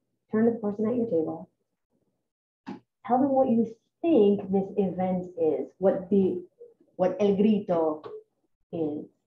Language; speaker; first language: English; native; English